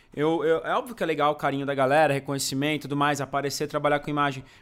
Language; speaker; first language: Portuguese; native; Portuguese